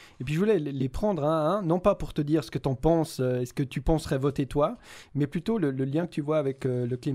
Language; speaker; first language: French; native; French